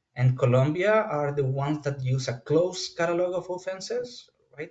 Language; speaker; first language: English; non-native, fluent; Spanish